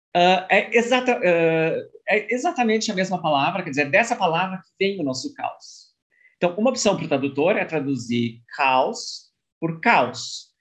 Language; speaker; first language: Portuguese; early bilingual, other home language; German